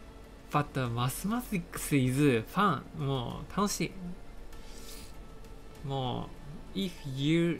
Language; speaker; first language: English; non-native, learner; Japanese